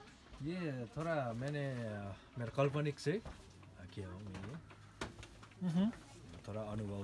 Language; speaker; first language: Hindi; non-native, local second language; Nepali